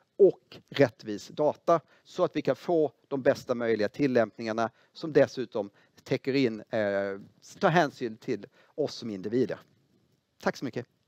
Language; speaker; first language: Swedish; native; Swedish